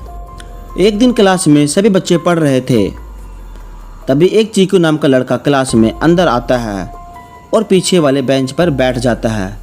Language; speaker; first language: Hindi; native; Hindi